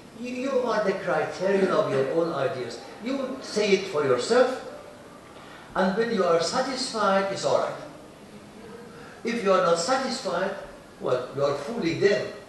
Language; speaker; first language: English; non-native, fluent; Persian